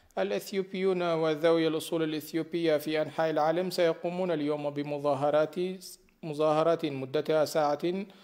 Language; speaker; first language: Arabic; non-native, fluent; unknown